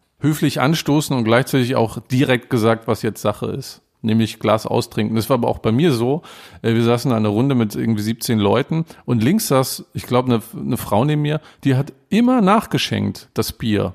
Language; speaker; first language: German; native; German